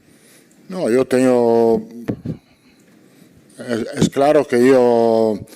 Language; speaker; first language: Portuguese; non-native, fluent; Italian